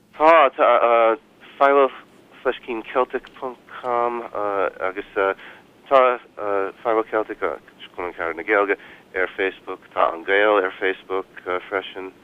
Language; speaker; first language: Irish; non-native, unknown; English